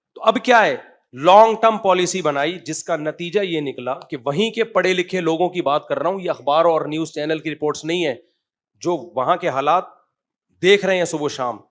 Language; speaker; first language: Urdu; native; Urdu